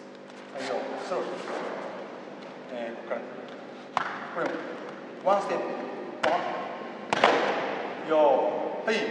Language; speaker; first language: Japanese; native; Japanese